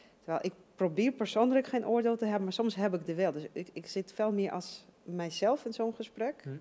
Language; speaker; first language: Dutch; non-native, fluent; Russian